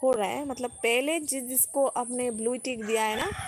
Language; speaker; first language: Hindi; non-native, local second language; Bangla